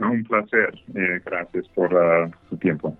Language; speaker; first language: Spanish; non-native, fluent; English